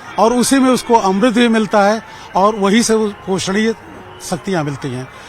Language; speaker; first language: Hindi; native; Hindi